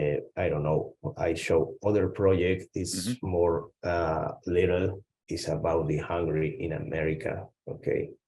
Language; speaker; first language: English; non-native, learner; Spanish